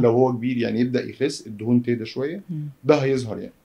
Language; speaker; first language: Arabic; native; Arabic